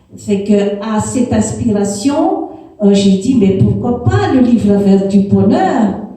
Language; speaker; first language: French; non-native, local second language; Malagasy